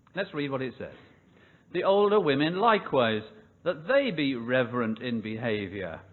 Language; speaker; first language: English; native; English